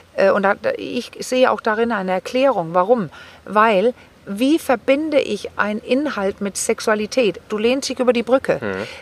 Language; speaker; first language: German; non-native, fluent; Danish